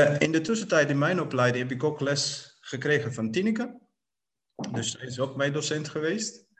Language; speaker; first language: Dutch; non-native, fluent; Portuguese